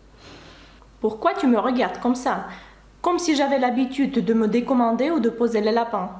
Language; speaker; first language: French; non-native, fluent; Russian